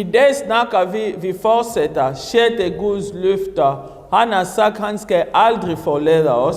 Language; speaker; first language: Danish; non-native, fluent; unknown